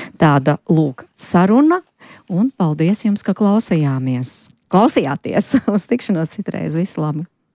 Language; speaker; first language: Latvian; native; Latvian